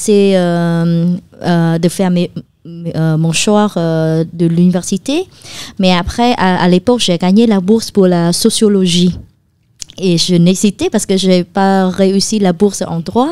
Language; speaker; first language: French; non-native, fluent; Khmer